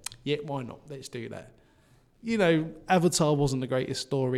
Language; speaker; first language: English; native; English